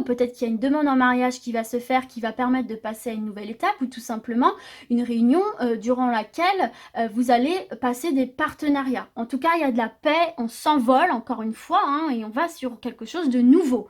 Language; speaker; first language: French; native; French